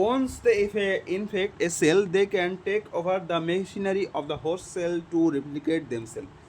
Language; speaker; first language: English; non-native, local second language; Bangla